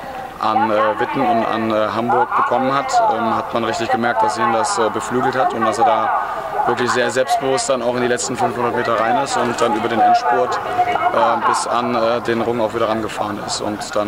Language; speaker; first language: German; native; German